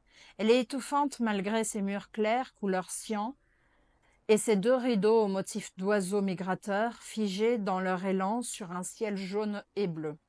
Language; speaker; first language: French; non-native, fluent; Portuguese